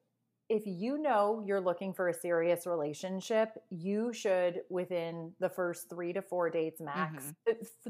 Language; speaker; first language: English; native; English